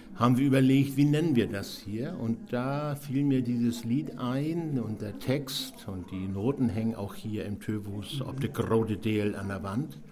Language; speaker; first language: German; native; German